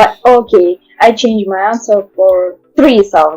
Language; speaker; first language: English; non-native, learner; Russian